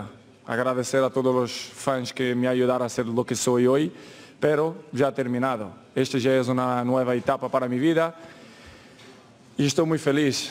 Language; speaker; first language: Spanish; non-native, fluent; Portuguese